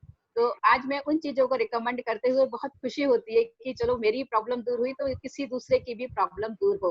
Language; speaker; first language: Hindi; native; Hindi